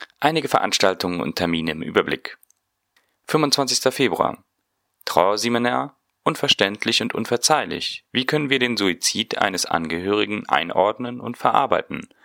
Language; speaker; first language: German; native; German